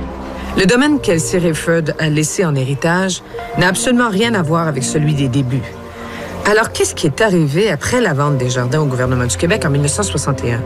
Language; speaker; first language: French; native; French